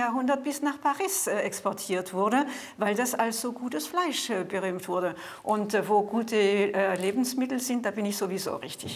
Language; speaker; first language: German; native; German